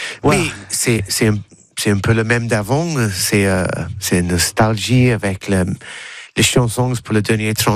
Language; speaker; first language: French; non-native, learner; English